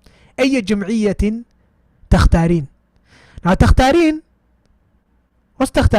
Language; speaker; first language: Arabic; non-native, fluent; English